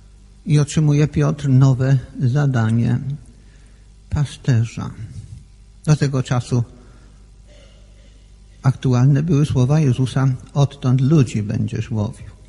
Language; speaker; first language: Polish; native; Polish